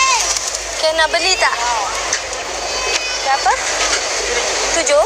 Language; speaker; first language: Indonesian; non-native, local second language; Malay